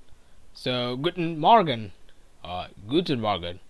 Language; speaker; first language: German; non-native, learner; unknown